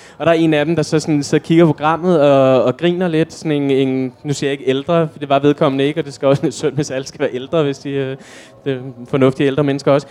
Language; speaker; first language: Danish; native; Danish